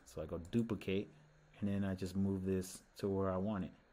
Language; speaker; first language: English; early bilingual, other home language; Spanish